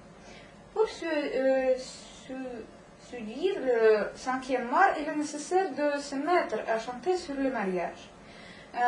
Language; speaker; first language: French; non-native, learner; Russian